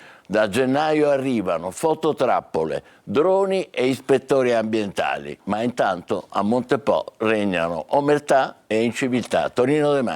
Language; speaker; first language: Italian; native; Italian